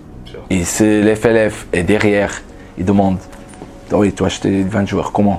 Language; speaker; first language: French; non-native, fluent; Portuguese